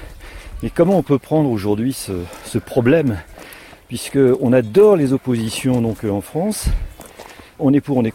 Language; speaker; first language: French; native; French